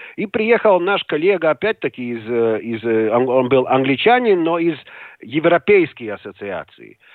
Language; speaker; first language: Russian; non-native, local second language; Latvian